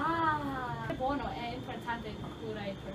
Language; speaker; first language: Italian; non-native, learner; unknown